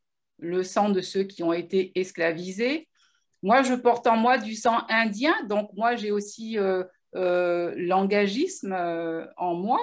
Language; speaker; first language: French; native; French